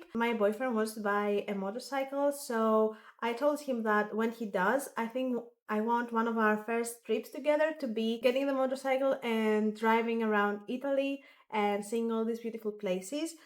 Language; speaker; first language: English; non-native, fluent; Greek